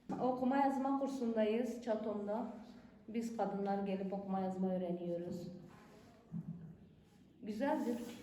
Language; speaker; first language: Turkish; non-native, local second language; Kurdish